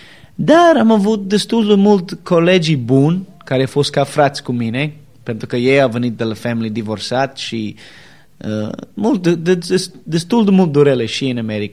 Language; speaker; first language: Romanian; non-native, learner; English